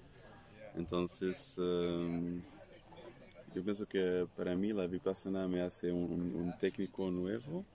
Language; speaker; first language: Spanish; non-native, fluent; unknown